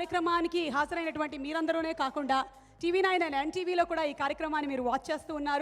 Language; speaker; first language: Telugu; native; Telugu